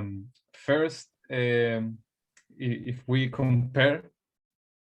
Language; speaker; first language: English; non-native, learner; Spanish